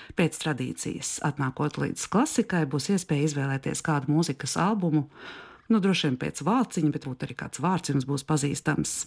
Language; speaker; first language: Latvian; native; Latvian